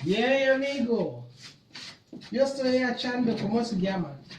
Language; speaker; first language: Spanish; non-native, learner; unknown